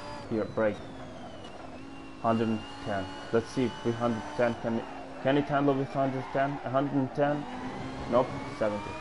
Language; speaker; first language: English; non-native, fluent; Italian